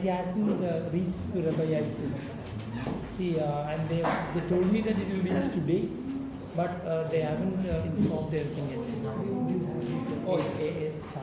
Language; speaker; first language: English; non-native, local second language; Malayalam